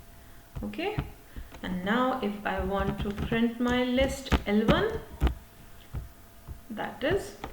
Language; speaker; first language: English; non-native, local second language; Hindi